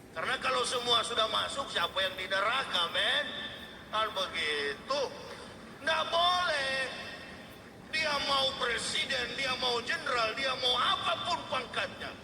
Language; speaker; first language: Indonesian; native; Indonesian